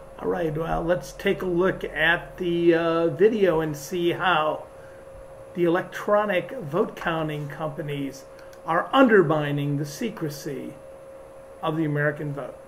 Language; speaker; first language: English; native; English